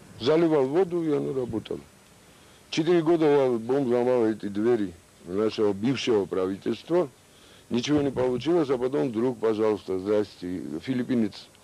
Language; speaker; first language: Russian; non-native, local second language; Georgian